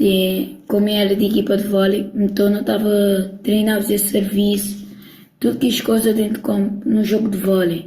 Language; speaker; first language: Portuguese; non-native, local second language; Kabuverdianu